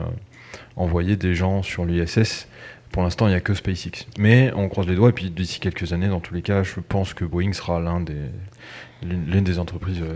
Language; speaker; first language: French; native; French